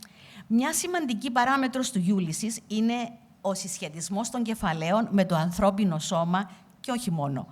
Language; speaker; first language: Greek; native; Greek